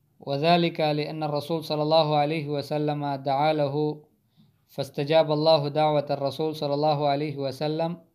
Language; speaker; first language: Arabic; non-native, fluent; Hindi